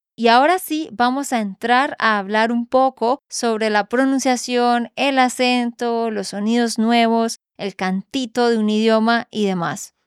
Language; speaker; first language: Spanish; native; Spanish